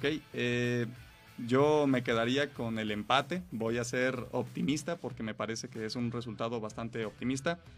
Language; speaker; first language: Spanish; native; Spanish